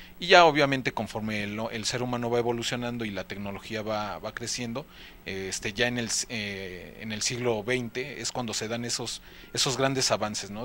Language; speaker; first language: Spanish; native; Spanish